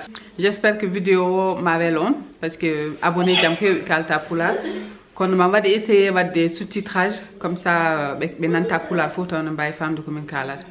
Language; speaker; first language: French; early bilingual, other home language; Fula